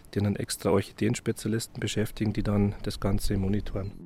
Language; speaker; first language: German; native; German